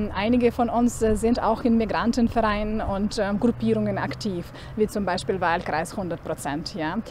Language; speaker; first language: German; non-native, fluent; Ukrainian